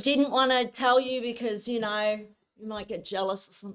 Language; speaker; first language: English; native; English